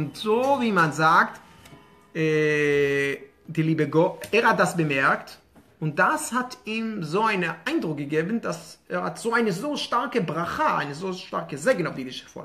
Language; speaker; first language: German; non-native, fluent; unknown